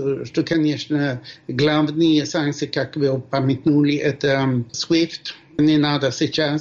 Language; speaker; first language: Russian; non-native, fluent; Swedish